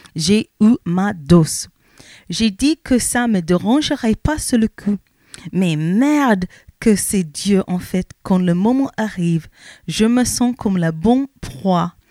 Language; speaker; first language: French; non-native, learner; English